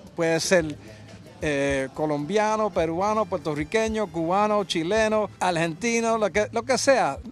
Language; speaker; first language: Spanish; early bilingual, heritage; Spanish